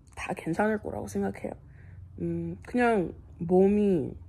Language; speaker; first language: Korean; non-native, fluent; English